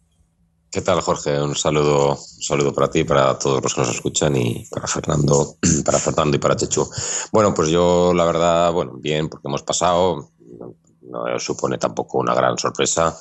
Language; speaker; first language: Spanish; native; Spanish